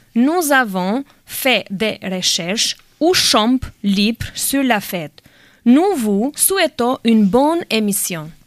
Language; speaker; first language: French; non-native, learner; Albanian